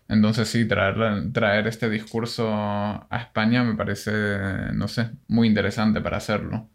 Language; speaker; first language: Spanish; non-native, fluent; Hebrew